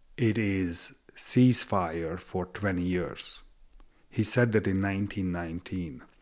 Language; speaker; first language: English; non-native, fluent; Hungarian